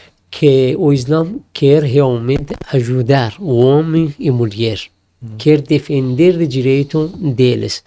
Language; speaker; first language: Portuguese; non-native, learner; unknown